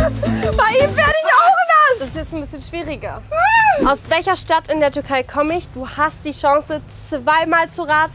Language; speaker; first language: German; early bilingual, other home language; Turkish